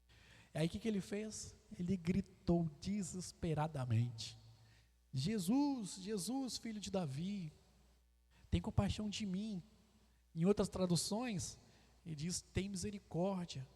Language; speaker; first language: Portuguese; native; Portuguese